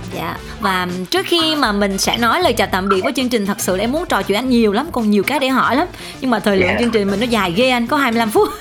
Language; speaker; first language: Vietnamese; native; Vietnamese